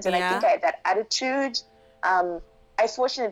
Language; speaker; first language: English; non-native, local second language; Shona